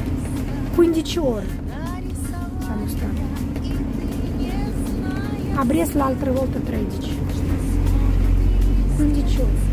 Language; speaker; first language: Italian; non-native, learner; Russian